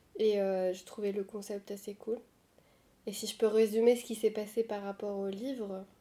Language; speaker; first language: French; non-native, local second language; Arabic